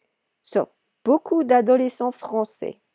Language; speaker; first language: French; non-native, fluent; English